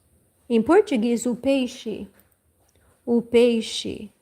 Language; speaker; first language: Portuguese; non-native, fluent; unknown